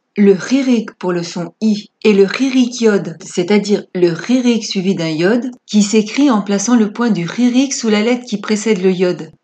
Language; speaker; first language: French; native; French